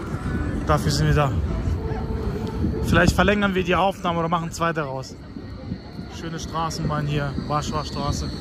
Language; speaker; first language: German; native; German